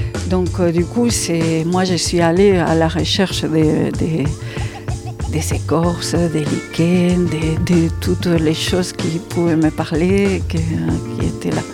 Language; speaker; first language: French; non-native, fluent; Spanish